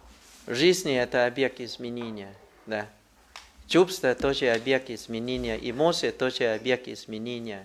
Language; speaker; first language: Russian; non-native, learner; Thai